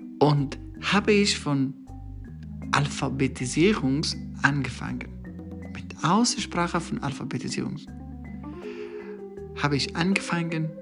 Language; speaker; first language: German; non-native, learner; Persian